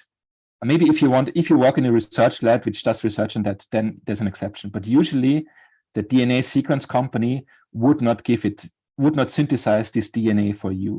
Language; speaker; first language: English; non-native, fluent; German